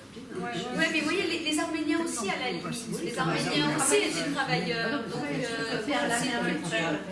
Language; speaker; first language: French; native; French